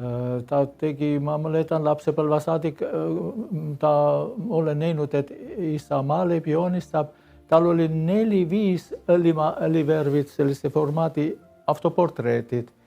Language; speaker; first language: Estonian; non-native, learner; Armenian